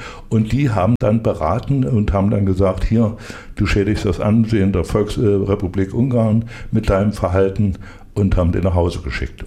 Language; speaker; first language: German; native; German